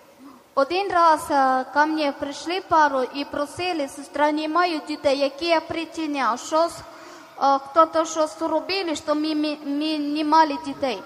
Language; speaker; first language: Ukrainian; non-native, learner; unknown